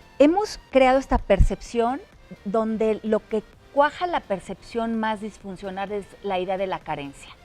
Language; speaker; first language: Spanish; native; Spanish